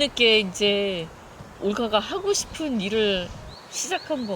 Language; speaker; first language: Korean; native; Korean